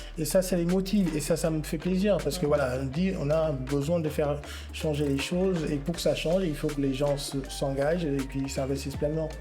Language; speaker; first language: French; non-native, local second language; Wolof